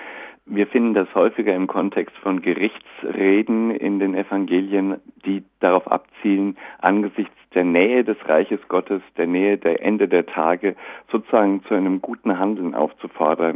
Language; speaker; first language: German; native; German